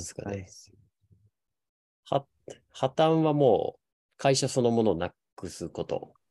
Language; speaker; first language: Japanese; native; Japanese